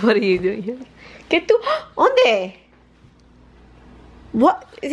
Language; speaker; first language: English; early bilingual, other home language; Spanish